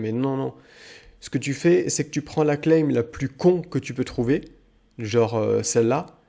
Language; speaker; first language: French; native; French